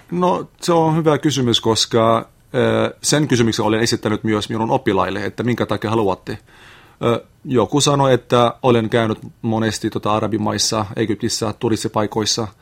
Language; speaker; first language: Finnish; non-native, fluent; Arabic